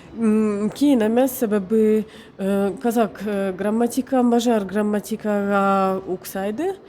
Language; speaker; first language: Kazakh; non-native, learner; Hungarian